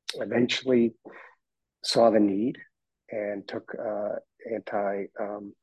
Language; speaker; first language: English; native; English